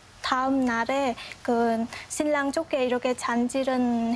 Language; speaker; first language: Korean; non-native, fluent; Vietnamese